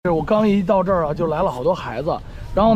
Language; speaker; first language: Chinese; native; Chinese